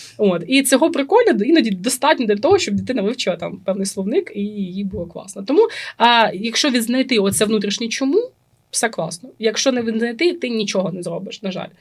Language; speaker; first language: Ukrainian; native; Ukrainian